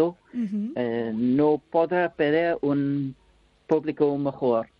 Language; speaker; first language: Spanish; non-native, learner; English